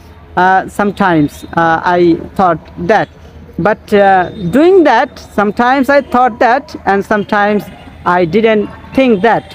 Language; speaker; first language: English; non-native, learner; Bangla